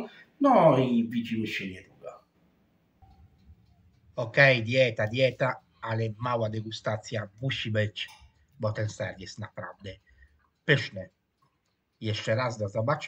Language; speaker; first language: Polish; non-native, fluent; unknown